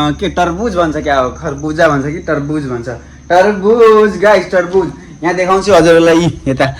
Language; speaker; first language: Nepali; non-native, local second language; Rana Tharu